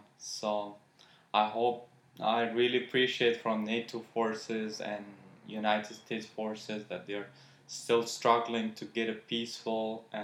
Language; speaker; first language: English; non-native, fluent; Persian